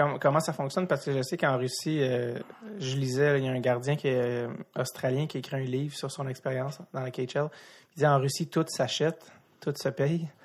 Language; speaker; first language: French; native; French